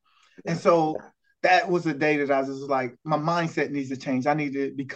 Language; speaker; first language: English; native; English